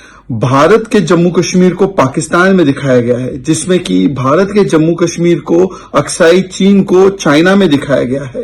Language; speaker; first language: Hindi; native; Hindi